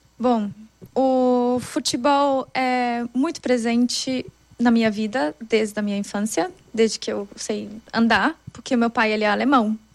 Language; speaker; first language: Portuguese; non-native, fluent; German